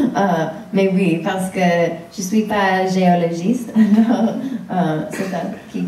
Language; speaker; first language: French; non-native, fluent; English